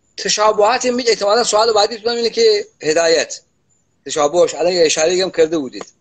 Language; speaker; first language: Persian; non-native, local second language; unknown